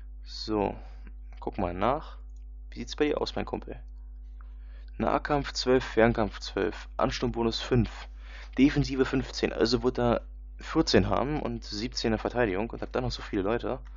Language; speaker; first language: German; native; German